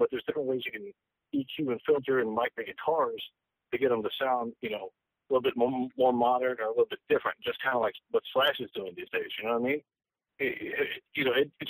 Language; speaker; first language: English; native; English